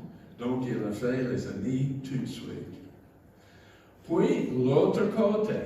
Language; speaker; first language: French; non-native, fluent; English